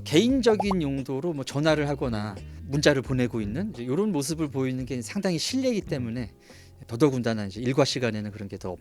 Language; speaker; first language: Korean; native; Korean